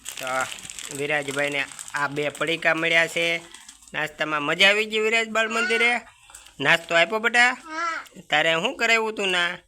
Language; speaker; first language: Gujarati; native; Gujarati